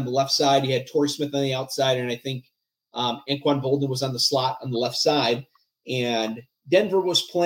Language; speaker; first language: English; native; English